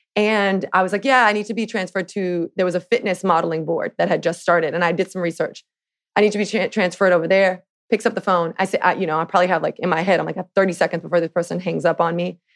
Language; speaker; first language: English; native; English